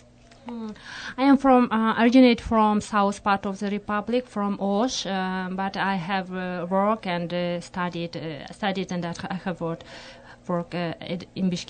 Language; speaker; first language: English; non-native, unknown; Kyrgyz